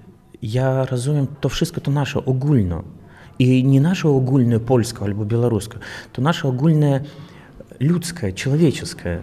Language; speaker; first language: Polish; non-native, learner; Belarusian